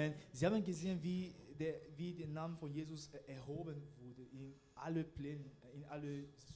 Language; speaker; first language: German; non-native, learner; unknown